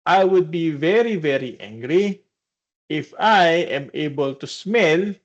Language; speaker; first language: English; non-native, local second language; Filipino